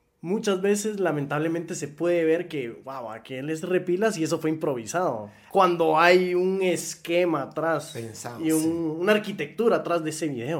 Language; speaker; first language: Spanish; native; Spanish